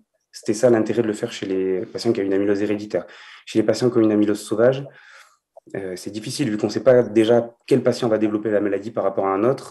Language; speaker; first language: French; native; French